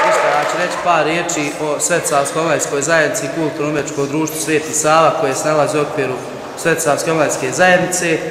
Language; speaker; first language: Croatian; native; Croatian